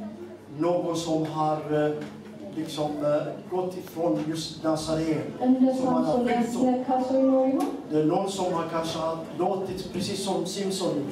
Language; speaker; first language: Swedish; non-native, fluent; Amharic